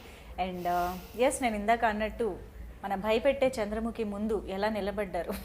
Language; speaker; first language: Telugu; native; Telugu